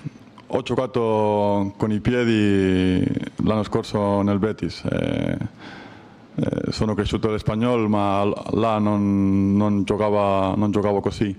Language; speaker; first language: Italian; non-native, learner; Spanish